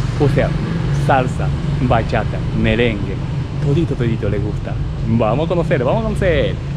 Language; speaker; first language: Spanish; non-native, learner; Japanese